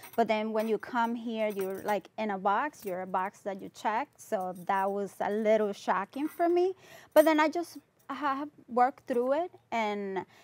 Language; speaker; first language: English; non-native, fluent; Spanish